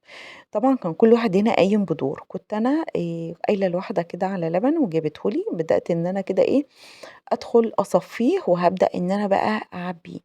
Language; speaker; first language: Arabic; native; Arabic